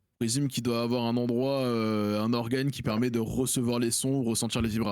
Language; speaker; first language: French; native; French